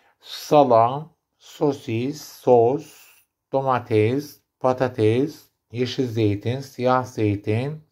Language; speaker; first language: Turkish; native; Turkish